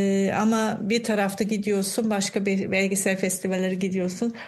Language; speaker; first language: Turkish; non-native, fluent; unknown